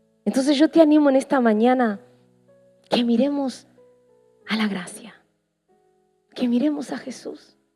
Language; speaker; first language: Spanish; native; Spanish